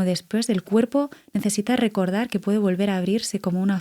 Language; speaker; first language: Spanish; native; Spanish